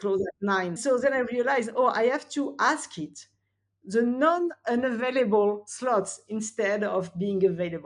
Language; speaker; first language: English; non-native, fluent; French